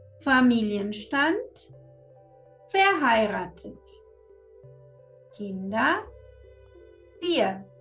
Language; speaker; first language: German; non-native, fluent; Spanish